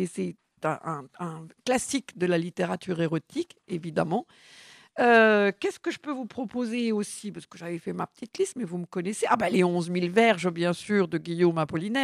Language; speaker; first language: French; native; French